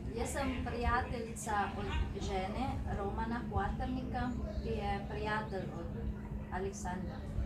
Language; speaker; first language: Slovenian; non-native, fluent; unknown